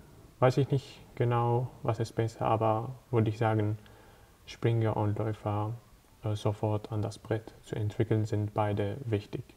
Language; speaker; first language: German; non-native, learner; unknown